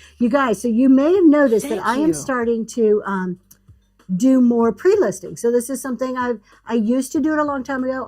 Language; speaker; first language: English; native; English